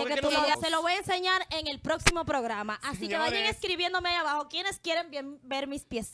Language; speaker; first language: Spanish; native; Spanish